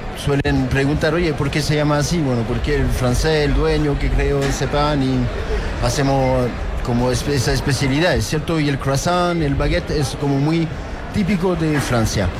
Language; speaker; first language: Spanish; non-native, fluent; French